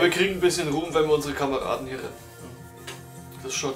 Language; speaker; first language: German; native; German